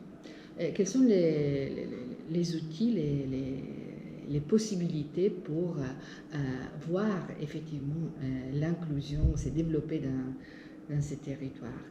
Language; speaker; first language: French; non-native, fluent; Italian